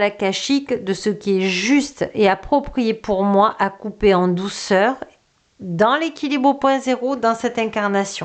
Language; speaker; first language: French; native; French